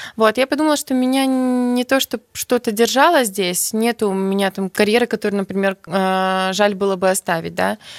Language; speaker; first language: Russian; native; Russian